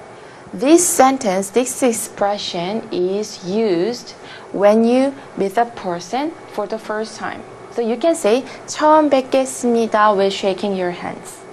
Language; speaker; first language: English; non-native, fluent; Korean